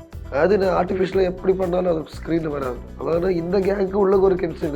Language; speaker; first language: Tamil; non-native, learner; Malayalam